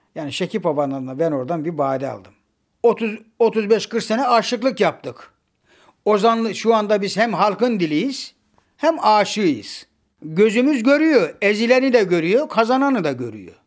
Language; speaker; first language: Turkish; native; Turkish